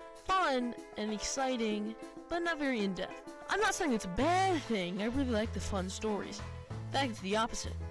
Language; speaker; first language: English; native; English